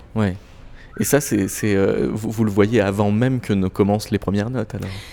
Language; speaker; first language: French; native; French